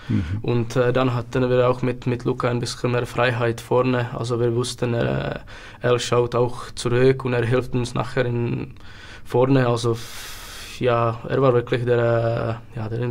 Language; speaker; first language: German; non-native, learner; Czech